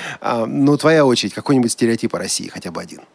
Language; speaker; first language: Russian; native; Russian